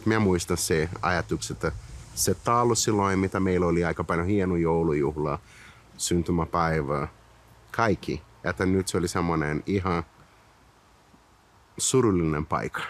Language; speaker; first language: Finnish; non-native, fluent; Portuguese